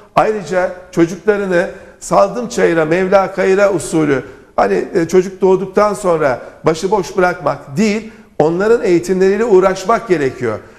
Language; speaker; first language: Turkish; native; Turkish